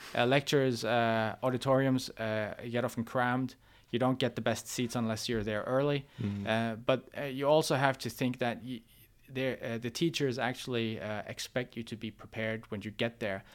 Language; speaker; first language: English; non-native, fluent; Norwegian